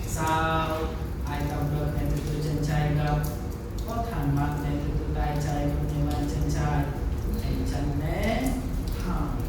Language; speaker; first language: Vietnamese; non-native, fluent; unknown